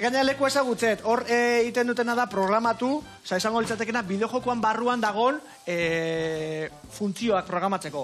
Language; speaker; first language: Basque; native; Basque